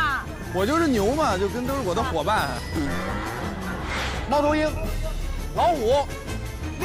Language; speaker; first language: Chinese; native; Chinese